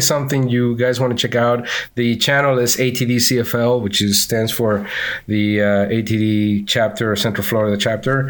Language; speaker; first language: English; non-native, fluent; Spanish